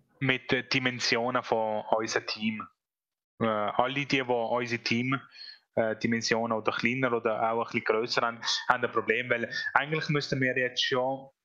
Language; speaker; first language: German; non-native, fluent; Italian